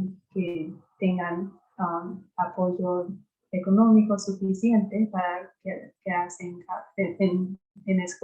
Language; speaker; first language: Spanish; non-native, fluent; English